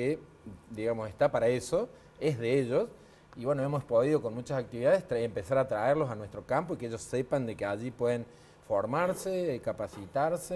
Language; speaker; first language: Spanish; native; Spanish